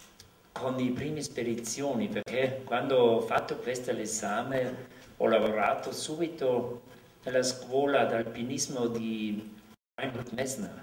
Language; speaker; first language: Italian; non-native, local second language; German